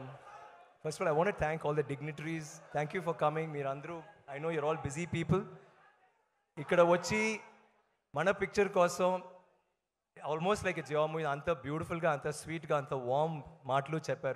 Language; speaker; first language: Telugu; non-native, learner; Tamil